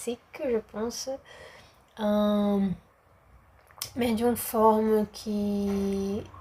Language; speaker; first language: French; non-native, learner; Portuguese